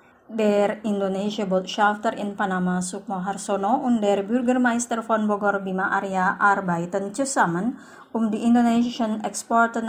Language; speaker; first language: German; non-native, fluent; Indonesian